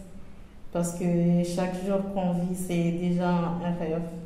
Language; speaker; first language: French; non-native, local second language; Comorian